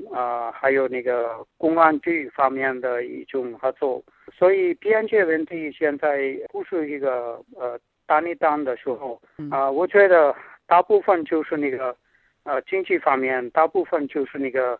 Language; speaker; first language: Chinese; non-native, fluent; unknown